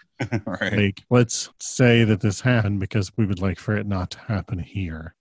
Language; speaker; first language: English; native; English